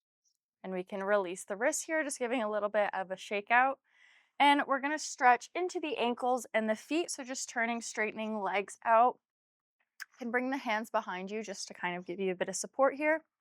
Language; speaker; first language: English; native; English